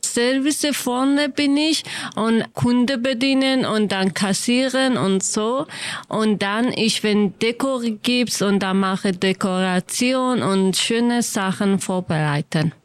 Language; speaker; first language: German; non-native, learner; Kurdish